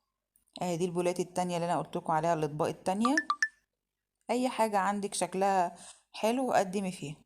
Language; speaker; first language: Arabic; native; Arabic